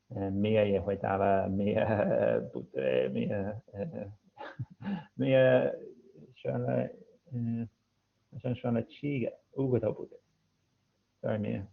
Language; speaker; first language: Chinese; non-native, fluent; English